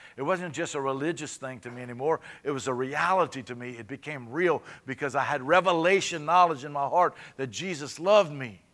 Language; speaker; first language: English; native; English